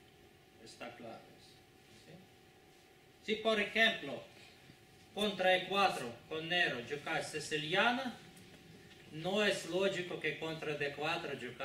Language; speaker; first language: Spanish; non-native, fluent; Russian